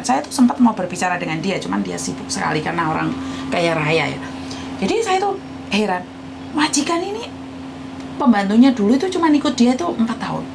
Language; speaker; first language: Indonesian; non-native, local second language; Javanese